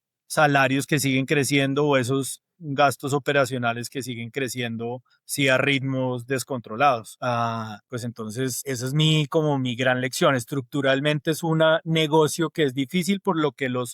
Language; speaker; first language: Spanish; native; Spanish